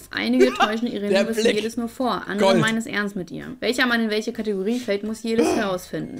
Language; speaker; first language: German; native; German